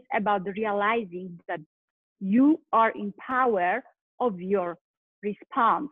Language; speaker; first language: English; non-native, fluent; Polish